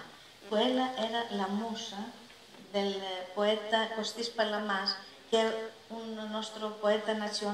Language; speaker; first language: Italian; non-native, learner; Greek